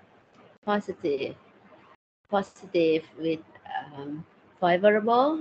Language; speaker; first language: English; non-native, learner; Thai